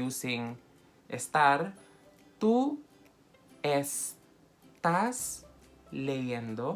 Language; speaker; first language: Spanish; non-native, fluent; Filipino